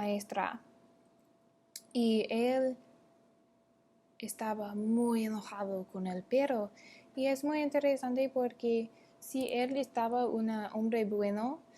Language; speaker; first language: Spanish; non-native, learner; English